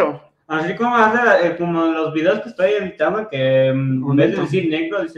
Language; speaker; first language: Spanish; native; Spanish